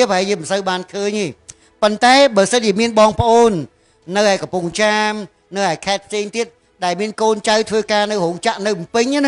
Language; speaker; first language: Khmer; native; Khmer